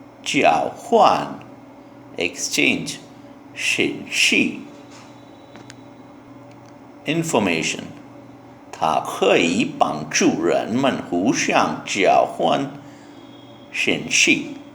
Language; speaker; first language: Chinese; non-native, learner; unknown